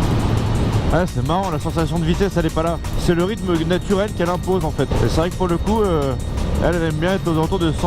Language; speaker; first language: French; native; French